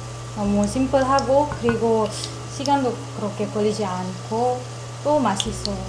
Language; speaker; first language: Korean; non-native, learner; Indonesian